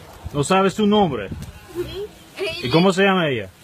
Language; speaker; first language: Spanish; non-native, learner; English